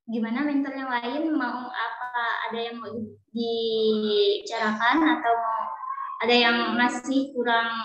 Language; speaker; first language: Indonesian; native; Indonesian